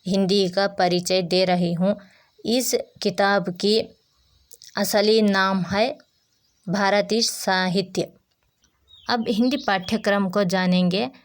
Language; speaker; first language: Hindi; non-native, local second language; Telugu